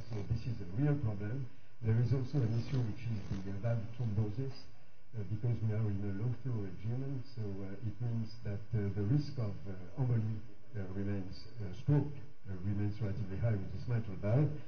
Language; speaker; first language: English; non-native, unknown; French